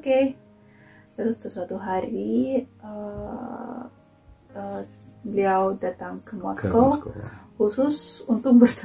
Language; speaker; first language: Indonesian; non-native, fluent; Russian